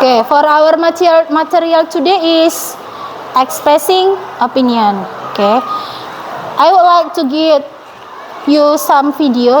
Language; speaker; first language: English; non-native, learner; Indonesian